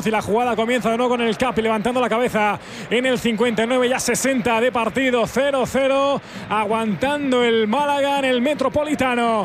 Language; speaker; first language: Spanish; native; Spanish